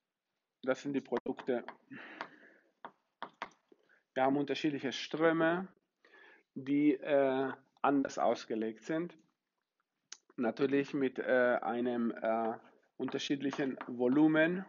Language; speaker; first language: German; non-native, fluent; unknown